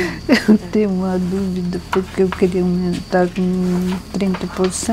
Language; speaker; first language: Portuguese; non-native, local second language; Guarani